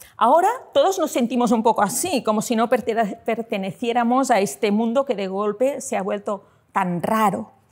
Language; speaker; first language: Spanish; non-native, local second language; Catalan